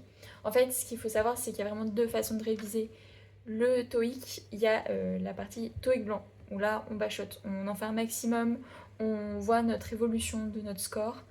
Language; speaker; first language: French; native; French